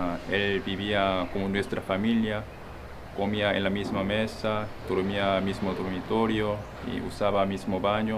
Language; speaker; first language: Spanish; non-native, fluent; Korean